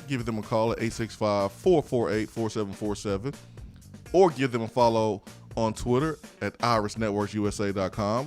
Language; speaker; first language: English; native; English